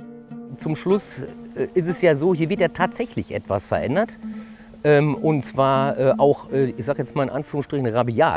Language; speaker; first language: German; native; German